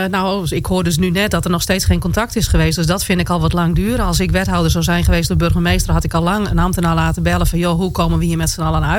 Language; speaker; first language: Dutch; native; Dutch